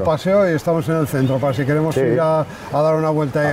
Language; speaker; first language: Spanish; native; Spanish